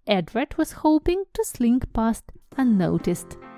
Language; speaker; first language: English; non-native, fluent; Russian